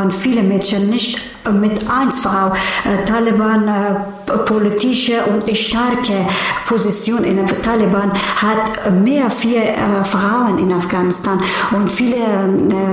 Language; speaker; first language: German; non-native, learner; Persian